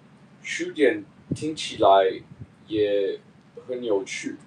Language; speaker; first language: Chinese; non-native, learner; English